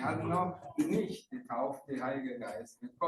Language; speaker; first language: German; non-native, fluent; Rundi